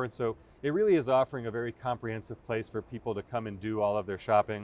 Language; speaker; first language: English; native; English